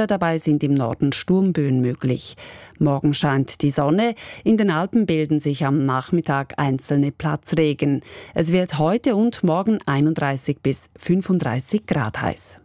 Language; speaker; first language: German; native; German